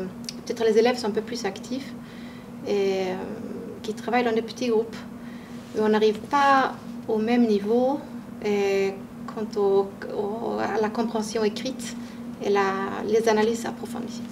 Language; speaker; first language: French; non-native, fluent; Swedish